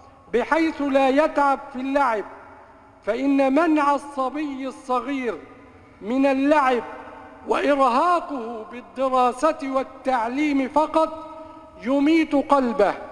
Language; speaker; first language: Arabic; native; Arabic